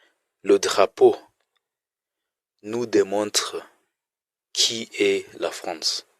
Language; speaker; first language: French; non-native, fluent; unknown